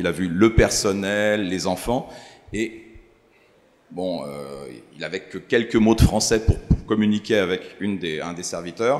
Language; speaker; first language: French; native; French